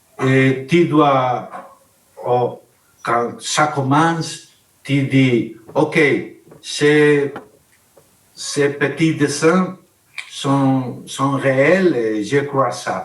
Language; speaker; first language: French; non-native, learner; Spanish